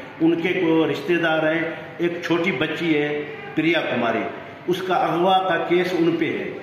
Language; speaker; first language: Urdu; non-native, local second language; Sindhi